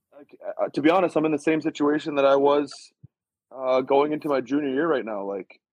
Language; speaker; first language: English; native; English